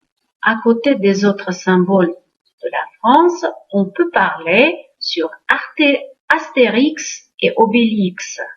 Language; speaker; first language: French; non-native, fluent; Uzbek